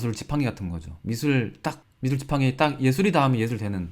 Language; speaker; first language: Korean; native; Korean